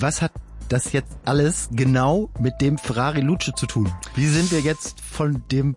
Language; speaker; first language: German; native; German